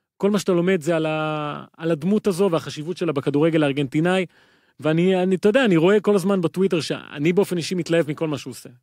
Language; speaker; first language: Hebrew; native; Hebrew